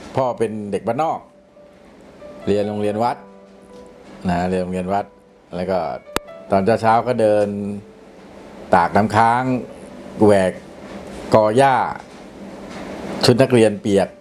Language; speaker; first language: Thai; native; Thai